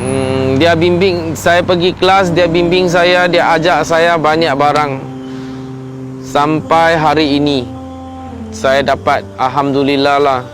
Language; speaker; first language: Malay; non-native, local second language; Chinese